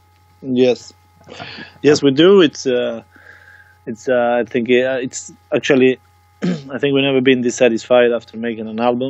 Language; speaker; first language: English; non-native, fluent; Swedish